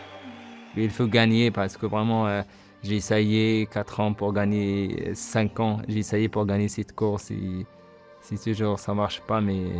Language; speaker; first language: French; non-native, local second language; Arabic